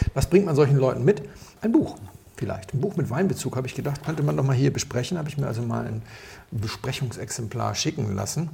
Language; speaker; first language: German; native; German